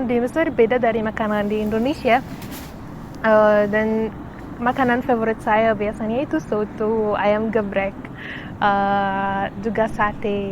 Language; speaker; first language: Indonesian; non-native, fluent; Arabic